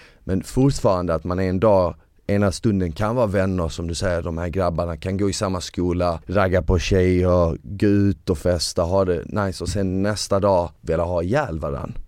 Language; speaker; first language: Swedish; early bilingual, other home language; Bosnian